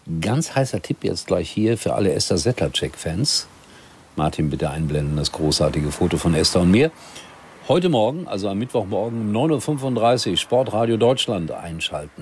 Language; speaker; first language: German; native; German